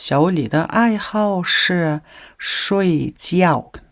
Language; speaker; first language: Chinese; non-native, fluent; Mongolian